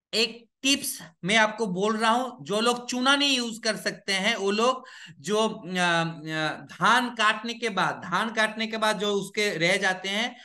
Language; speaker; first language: Hindi; non-native, local second language; Bangla